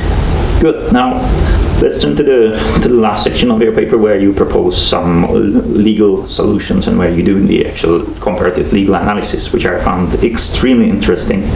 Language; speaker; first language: English; non-native, fluent; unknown